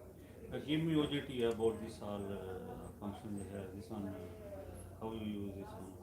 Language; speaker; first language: English; non-native, learner; Punjabi